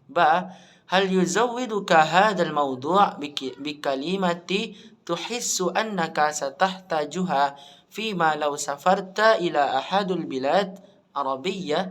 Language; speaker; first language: Arabic; non-native, learner; Indonesian